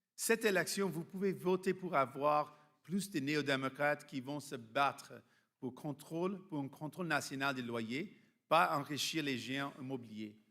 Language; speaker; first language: French; non-native, fluent; English